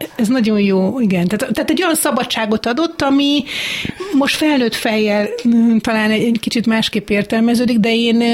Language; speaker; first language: Hungarian; native; Hungarian